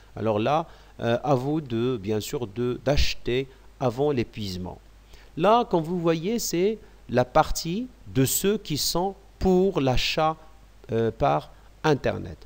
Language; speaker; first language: French; non-native, local second language; Arabic